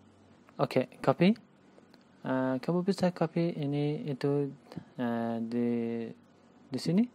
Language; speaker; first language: Indonesian; non-native, learner; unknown